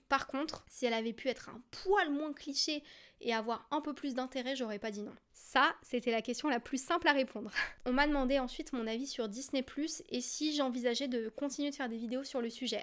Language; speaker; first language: French; native; French